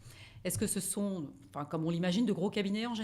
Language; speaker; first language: French; native; French